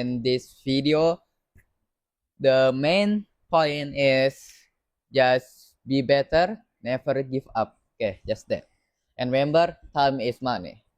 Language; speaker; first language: English; non-native, learner; Indonesian